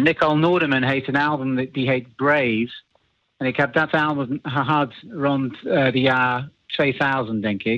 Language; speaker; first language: Dutch; non-native, learner; English